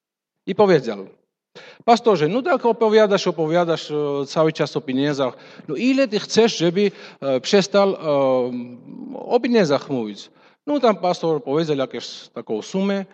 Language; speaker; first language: Polish; non-native, fluent; Russian